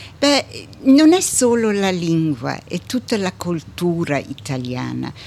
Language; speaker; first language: Italian; early bilingual, heritage; Italian